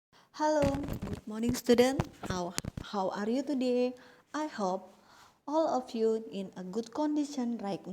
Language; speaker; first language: English; non-native, learner; Indonesian